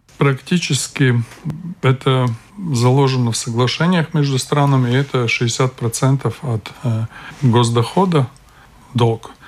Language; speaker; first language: Russian; non-native, local second language; Latvian